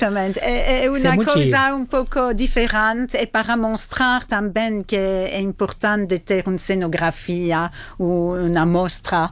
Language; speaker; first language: Portuguese; non-native, fluent; French